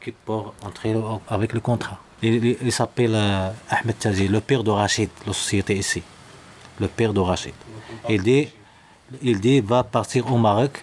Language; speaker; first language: French; non-native, learner; Arabic